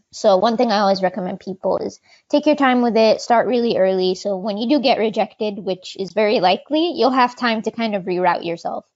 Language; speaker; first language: English; non-native, fluent; Arabic